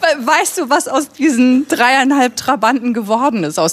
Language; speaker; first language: German; native; German